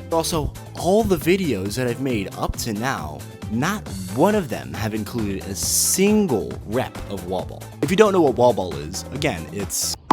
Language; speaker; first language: English; native; English